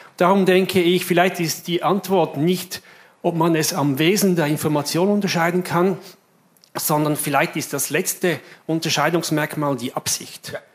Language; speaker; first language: German; non-native, fluent; Italian